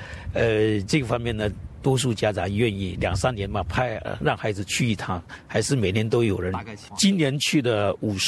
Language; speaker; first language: Chinese; native; Chinese